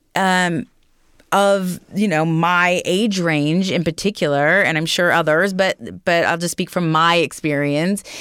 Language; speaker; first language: English; native; English